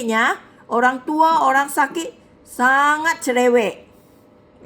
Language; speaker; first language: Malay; non-native, local second language; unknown